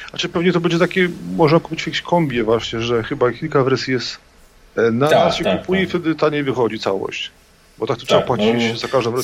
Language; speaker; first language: Polish; native; Polish